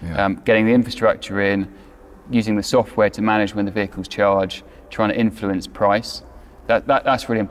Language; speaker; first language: English; native; English